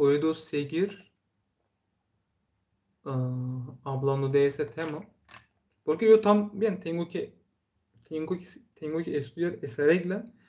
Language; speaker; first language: Spanish; non-native, learner; Turkish